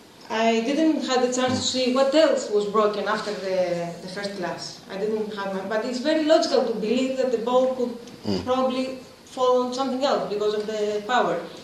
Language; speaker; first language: English; non-native, fluent; Greek